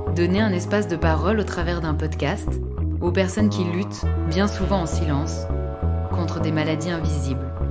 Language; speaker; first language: French; native; French